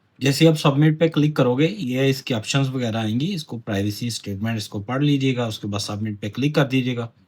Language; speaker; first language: Urdu; non-native, local second language; Punjabi